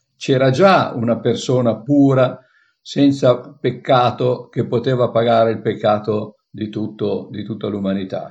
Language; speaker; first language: Italian; native; Italian